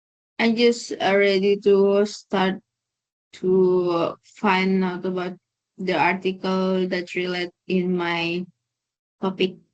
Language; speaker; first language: English; non-native, learner; Indonesian